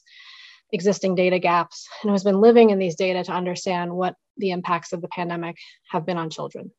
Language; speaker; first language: English; native; English